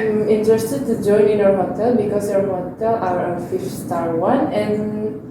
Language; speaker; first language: English; non-native, learner; Indonesian